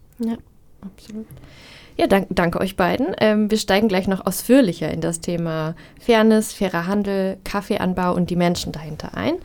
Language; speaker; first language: German; native; German